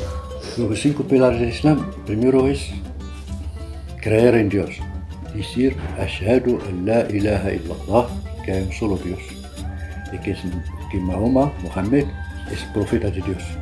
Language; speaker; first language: Spanish; non-native, fluent; Arabic